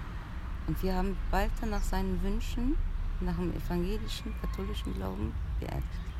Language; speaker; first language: German; early bilingual, other home language; Turkish